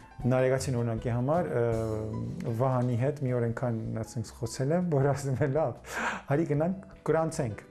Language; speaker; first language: Armenian; early bilingual, heritage; Armenian